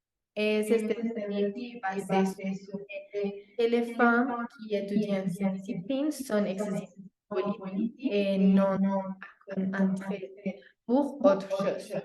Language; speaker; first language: French; non-native, learner; Spanish